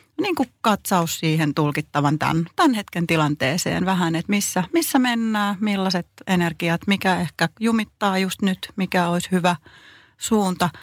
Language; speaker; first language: Finnish; native; Finnish